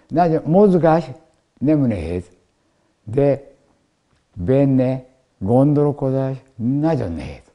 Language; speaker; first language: Hungarian; non-native, learner; Japanese